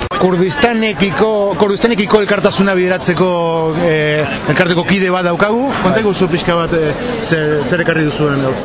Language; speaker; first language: Basque; native; Basque